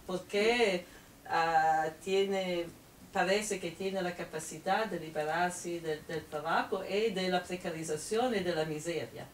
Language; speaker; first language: Spanish; non-native, fluent; Italian